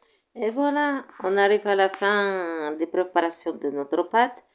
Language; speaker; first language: French; non-native, fluent; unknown